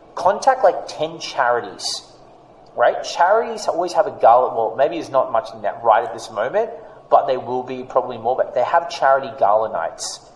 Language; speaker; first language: English; native; English